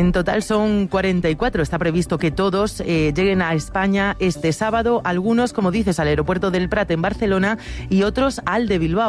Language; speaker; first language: Spanish; native; Spanish